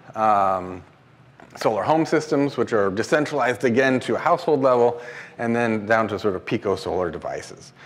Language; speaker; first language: English; native; English